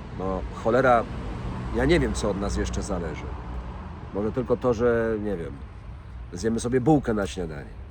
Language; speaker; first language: Polish; native; Polish